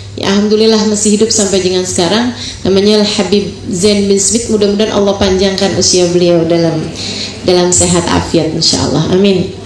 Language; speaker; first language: Indonesian; native; Indonesian